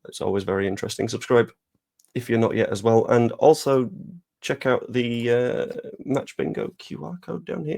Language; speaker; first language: English; native; English